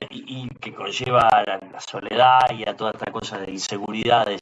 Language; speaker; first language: Spanish; native; Spanish